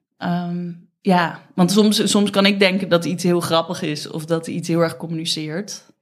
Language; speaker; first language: Dutch; native; Dutch